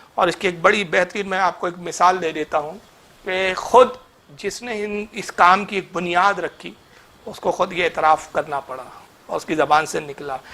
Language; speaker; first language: Urdu; native; Urdu